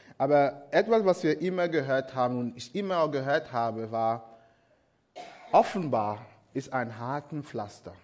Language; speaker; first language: German; non-native, fluent; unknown